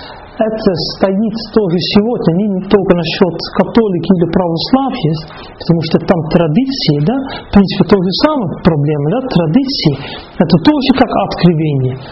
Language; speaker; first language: Russian; non-native, fluent; Dutch